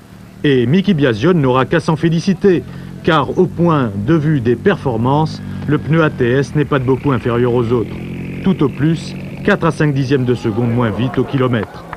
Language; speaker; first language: French; native; French